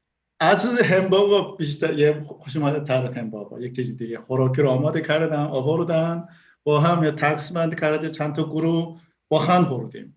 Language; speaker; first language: Persian; non-native, learner; Korean